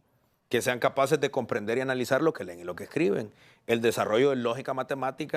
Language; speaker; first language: Spanish; native; Spanish